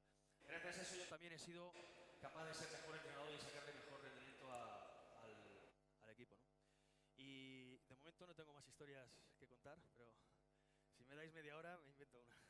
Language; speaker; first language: Spanish; native; Spanish